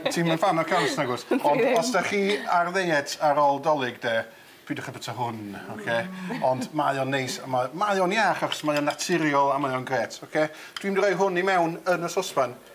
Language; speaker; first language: Welsh; native; Welsh